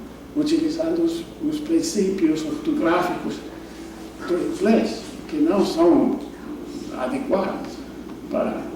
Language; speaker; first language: Portuguese; non-native, fluent; English